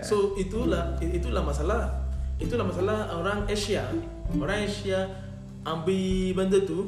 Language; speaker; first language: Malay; non-native, learner; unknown